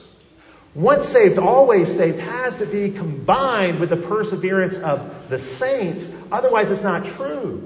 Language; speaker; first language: English; native; English